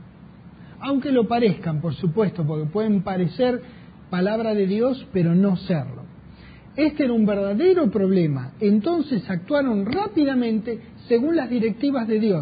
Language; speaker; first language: Spanish; native; Spanish